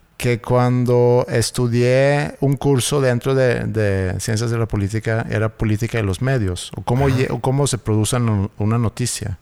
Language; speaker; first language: Spanish; native; Spanish